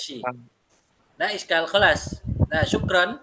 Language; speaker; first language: Arabic; non-native, fluent; Indonesian